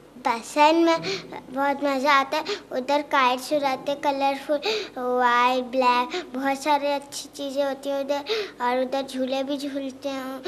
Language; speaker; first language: Hindi; early bilingual, heritage; Urdu